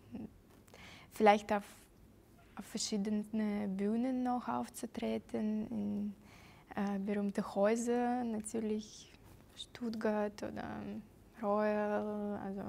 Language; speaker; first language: German; non-native, fluent; Russian